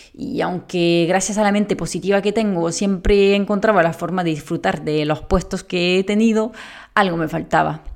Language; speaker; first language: Spanish; non-native, fluent; French